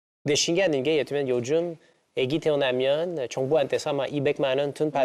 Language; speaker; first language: Korean; non-native, fluent; English